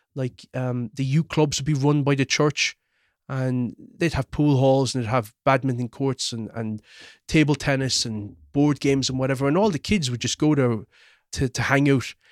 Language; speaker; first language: English; native; English